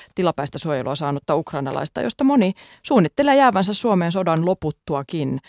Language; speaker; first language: Finnish; native; Finnish